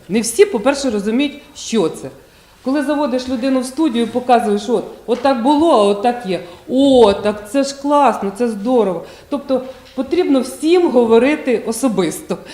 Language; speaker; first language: Ukrainian; native; Ukrainian